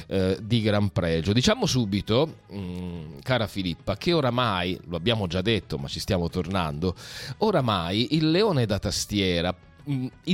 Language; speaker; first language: Italian; native; Italian